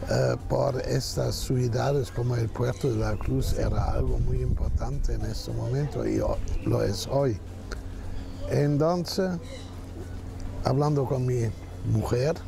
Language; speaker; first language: Spanish; non-native, fluent; German